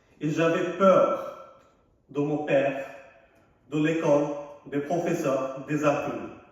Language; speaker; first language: French; non-native, fluent; Arabic